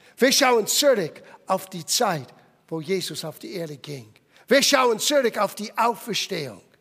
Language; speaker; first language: German; non-native, fluent; English